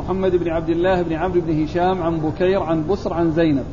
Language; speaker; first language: Arabic; native; Arabic